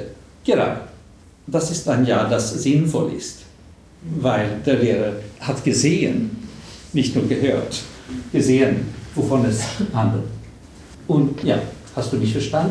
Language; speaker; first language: German; non-native, fluent; Swedish